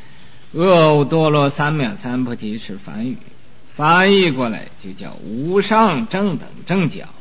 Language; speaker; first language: Chinese; native; Chinese